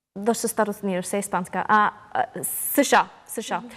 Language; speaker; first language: Ukrainian; non-native, fluent; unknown